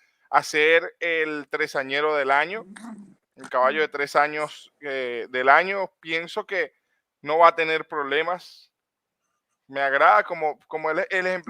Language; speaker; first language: Spanish; native; Spanish